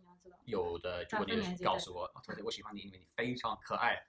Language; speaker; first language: Chinese; early bilingual, heritage; English